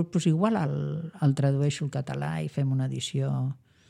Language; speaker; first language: Catalan; non-native, local second language; Spanish